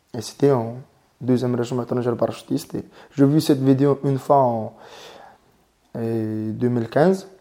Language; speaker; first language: French; non-native, learner; Mongolian